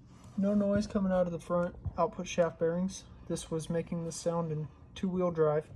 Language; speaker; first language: English; native; English